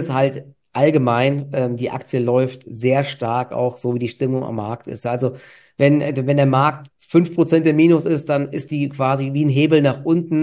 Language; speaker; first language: German; native; German